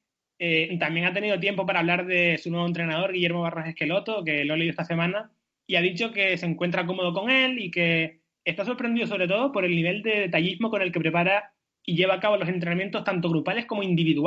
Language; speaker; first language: Spanish; native; Spanish